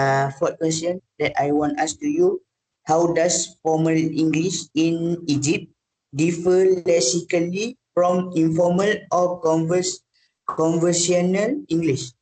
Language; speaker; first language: English; non-native, learner; Malay